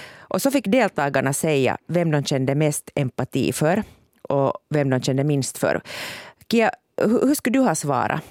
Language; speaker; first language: Swedish; native; Swedish